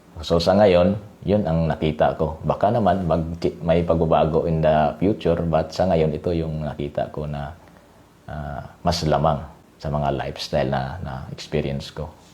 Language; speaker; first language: Filipino; non-native, local second language; Cebuano